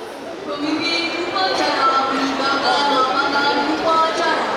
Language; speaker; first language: Indonesian; native; Indonesian